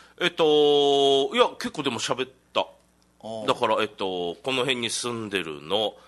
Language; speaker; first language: Japanese; native; Japanese